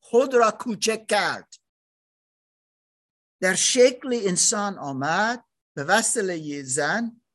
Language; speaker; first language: Persian; non-native, learner; German